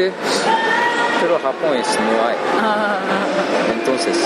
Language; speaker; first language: Spanish; non-native, learner; Japanese